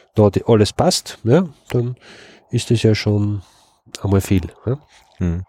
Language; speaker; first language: German; native; German